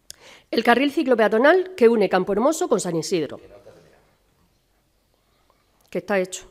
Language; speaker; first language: Spanish; native; Spanish